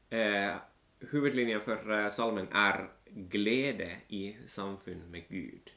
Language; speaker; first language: Norwegian; non-native, fluent; Finnish